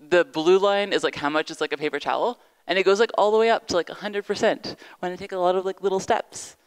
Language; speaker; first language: English; native; English